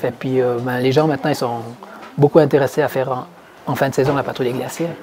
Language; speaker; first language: French; native; French